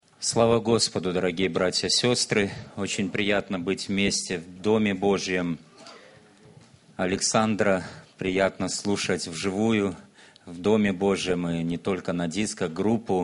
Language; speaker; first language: Russian; native; Russian